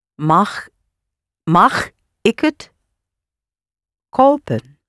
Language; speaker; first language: Dutch; non-native, learner; English